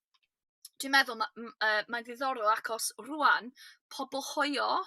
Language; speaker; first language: Welsh; non-native, learner; English